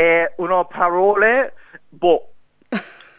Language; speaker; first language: Italian; non-native, learner; English